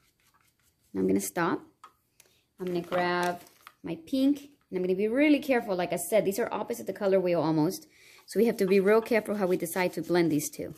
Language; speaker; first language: English; native; English